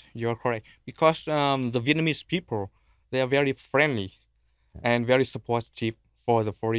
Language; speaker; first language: English; non-native, learner; Vietnamese